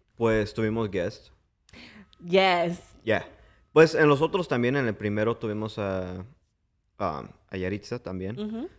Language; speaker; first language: Spanish; early bilingual, heritage; English